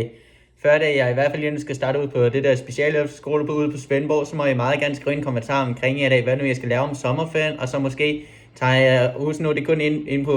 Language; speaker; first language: Danish; native; Danish